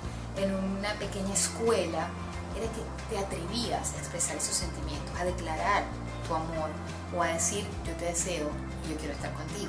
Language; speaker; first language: Spanish; native; Spanish